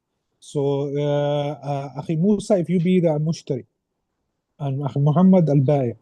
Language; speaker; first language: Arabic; non-native, fluent; English